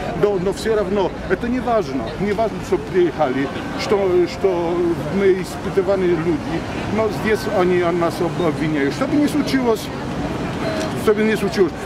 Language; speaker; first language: Russian; non-native, learner; Polish